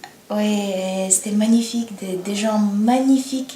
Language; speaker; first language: French; non-native, learner; Bulgarian